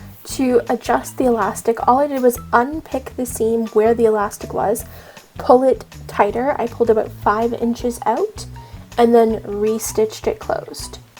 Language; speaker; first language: English; native; English